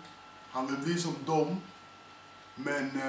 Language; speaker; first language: Swedish; non-native, fluent; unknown